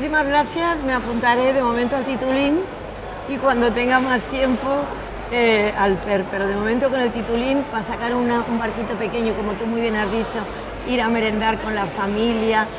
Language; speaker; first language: Spanish; native; Spanish